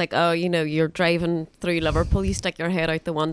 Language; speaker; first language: English; native; English